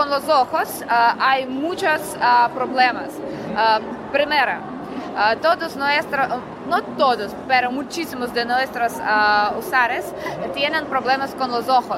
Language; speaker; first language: Spanish; non-native, learner; Russian